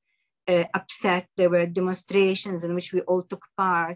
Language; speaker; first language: English; non-native, fluent; Arabic